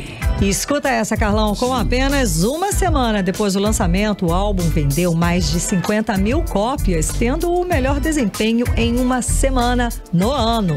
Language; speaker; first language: Portuguese; native; Portuguese